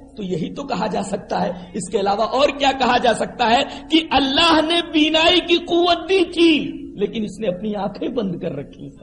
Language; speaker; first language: Urdu; native; Urdu